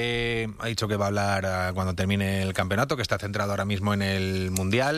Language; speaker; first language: Spanish; native; Spanish